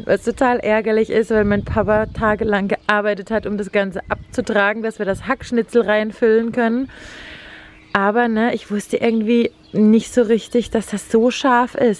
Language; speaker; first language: German; native; German